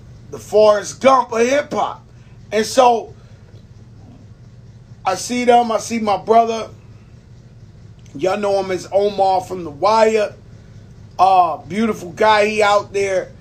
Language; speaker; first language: English; early bilingual, other home language; Spanish